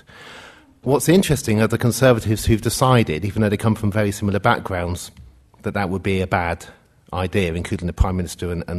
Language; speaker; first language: English; native; English